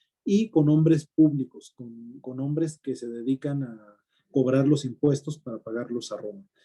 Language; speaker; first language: Spanish; native; Spanish